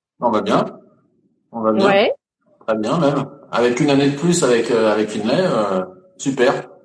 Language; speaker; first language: French; native; French